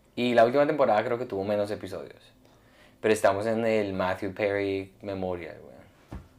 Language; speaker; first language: Spanish; native; Spanish